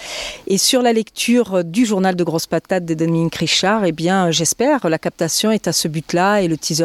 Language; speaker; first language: French; native; French